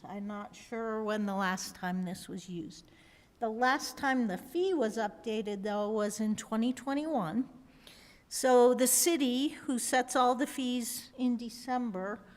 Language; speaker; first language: English; native; English